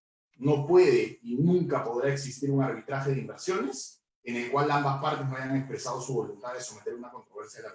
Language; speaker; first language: Spanish; native; Spanish